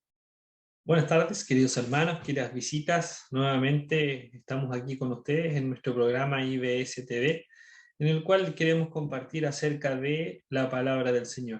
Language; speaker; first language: Spanish; native; Spanish